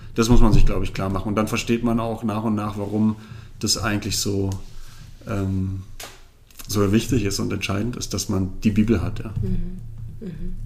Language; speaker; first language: German; native; German